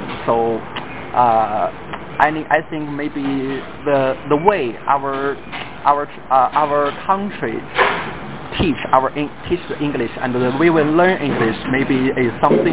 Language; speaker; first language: English; non-native, fluent; Chinese